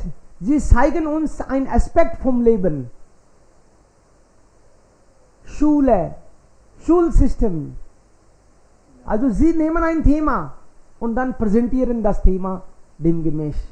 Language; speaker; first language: German; non-native, fluent; Hindi